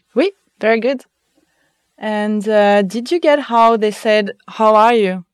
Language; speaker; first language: English; non-native, fluent; French